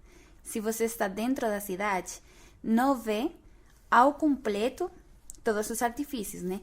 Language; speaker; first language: Portuguese; non-native, fluent; Spanish